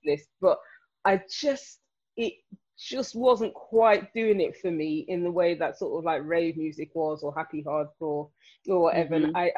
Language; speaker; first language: English; native; English